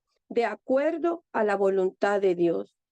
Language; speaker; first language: Spanish; native; Spanish